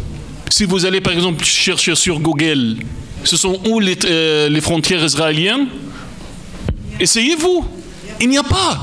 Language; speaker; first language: French; non-native, fluent; Arabic